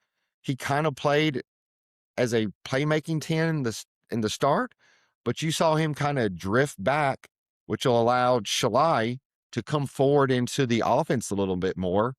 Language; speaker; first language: English; native; English